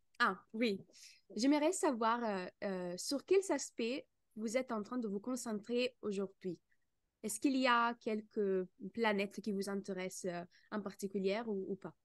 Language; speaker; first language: French; non-native, fluent; Italian